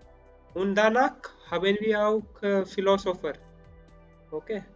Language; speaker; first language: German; non-native, learner; Spanish